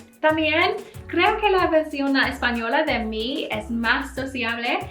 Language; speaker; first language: Spanish; non-native, learner; English